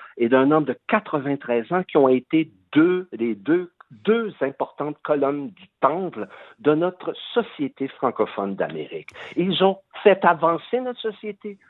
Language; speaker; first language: French; native; French